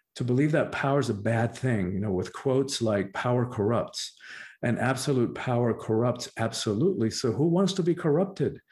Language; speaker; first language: English; early bilingual, other home language; Spanish